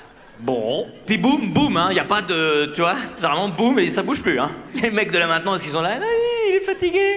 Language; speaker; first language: French; native; French